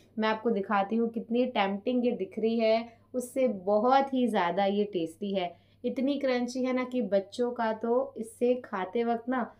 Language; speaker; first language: Hindi; non-native, local second language; Punjabi